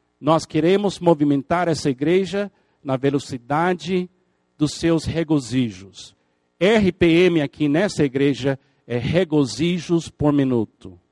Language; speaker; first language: Portuguese; non-native, fluent; English